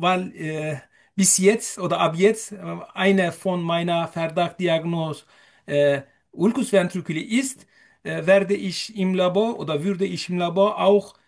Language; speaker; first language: German; non-native, fluent; Turkish